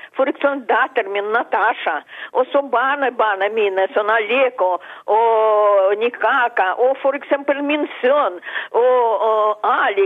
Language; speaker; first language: Norwegian; non-native, fluent; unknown